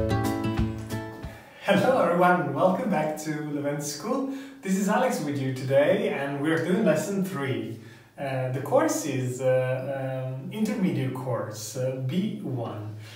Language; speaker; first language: English; non-native, fluent; Italian